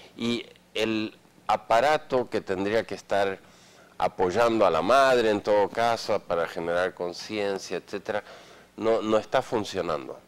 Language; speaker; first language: Spanish; non-native, fluent; Swedish